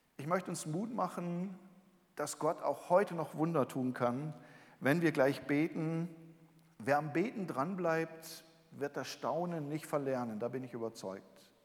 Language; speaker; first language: German; native; German